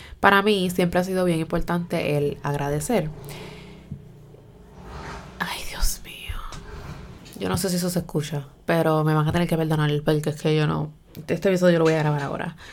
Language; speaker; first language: Spanish; native; Spanish